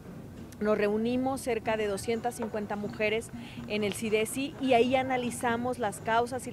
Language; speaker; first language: Spanish; native; Spanish